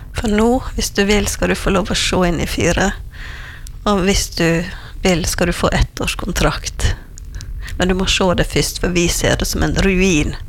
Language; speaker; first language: Norwegian; native; Norwegian